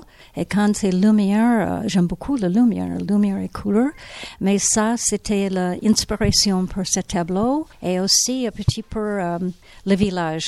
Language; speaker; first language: French; non-native, learner; English